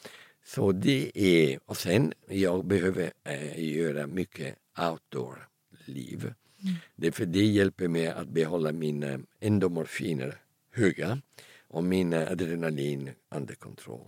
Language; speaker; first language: Swedish; early bilingual, heritage; Italian